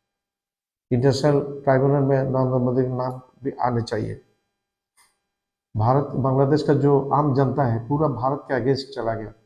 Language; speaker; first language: Hindi; non-native, learner; Bangla